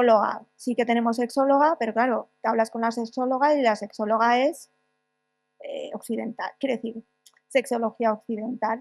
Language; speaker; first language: Spanish; native; Spanish